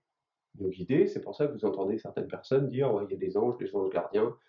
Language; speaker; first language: French; native; French